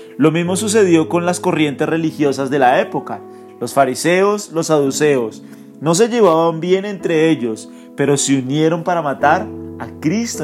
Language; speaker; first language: Spanish; native; Spanish